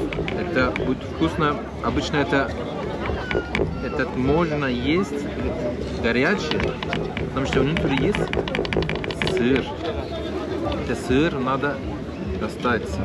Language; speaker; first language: Russian; non-native, learner; Turkish